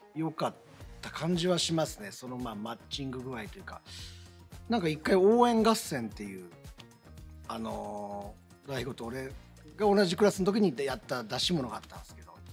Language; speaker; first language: Japanese; native; Japanese